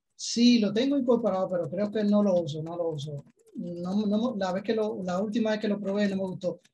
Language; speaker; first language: Spanish; native; Spanish